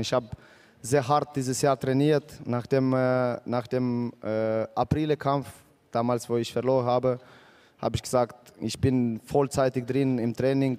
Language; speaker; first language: German; non-native, fluent; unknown